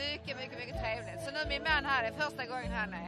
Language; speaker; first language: Swedish; non-native, learner; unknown